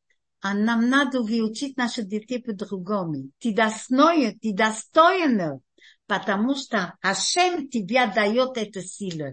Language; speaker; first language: Russian; early bilingual, heritage; Russian